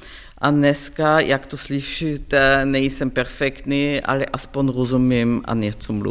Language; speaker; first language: Czech; non-native, learner; German